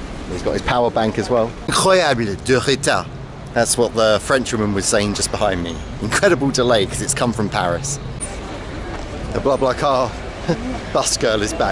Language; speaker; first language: English; native; English